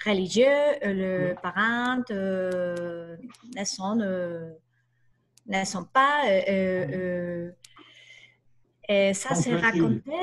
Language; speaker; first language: French; non-native, learner; Spanish